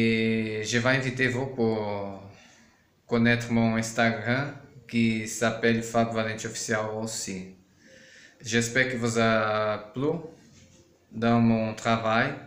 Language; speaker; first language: French; non-native, learner; Portuguese